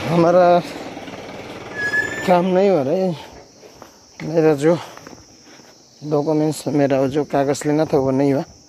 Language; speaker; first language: Hindi; non-native, learner; Nepali